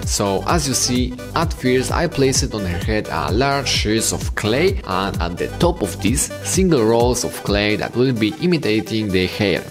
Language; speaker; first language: English; non-native, fluent; Polish